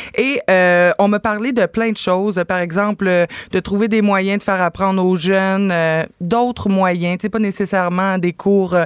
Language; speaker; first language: French; native; French